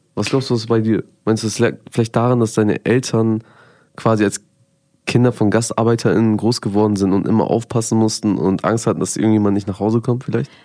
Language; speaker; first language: German; early bilingual, other home language; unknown